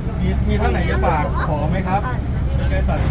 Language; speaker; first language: Thai; native; Thai